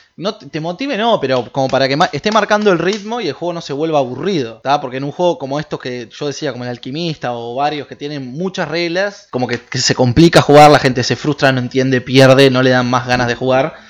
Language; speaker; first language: Spanish; native; Spanish